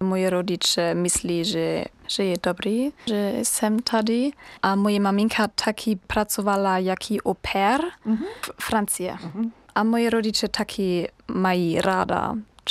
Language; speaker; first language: Czech; non-native, learner; German